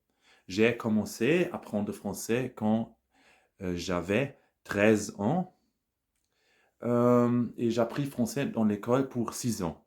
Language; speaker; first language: French; non-native, learner; German